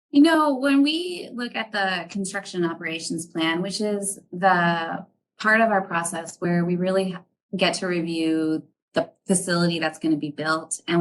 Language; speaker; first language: English; native; English